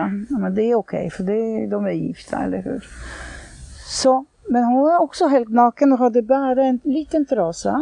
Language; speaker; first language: Swedish; non-native, fluent; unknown